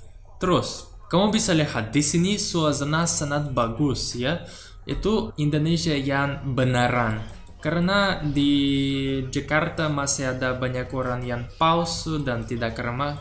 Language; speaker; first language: Indonesian; non-native, learner; Russian